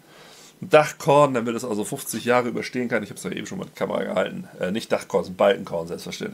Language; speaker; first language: German; native; German